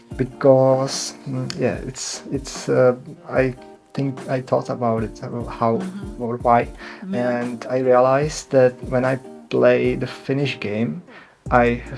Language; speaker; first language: English; non-native, learner; Czech